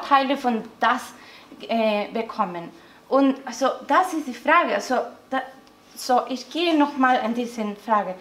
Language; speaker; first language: German; non-native, learner; Spanish